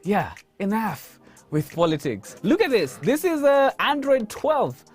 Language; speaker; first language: English; non-native, local second language; Swahili